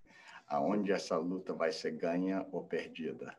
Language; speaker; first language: Portuguese; non-native, fluent; English